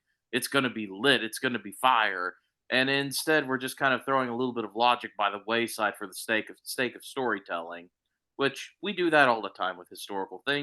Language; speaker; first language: English; native; English